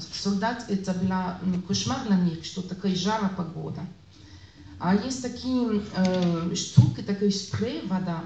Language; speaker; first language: Russian; non-native, learner; French